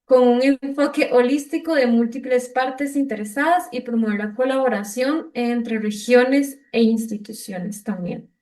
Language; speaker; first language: Spanish; native; Spanish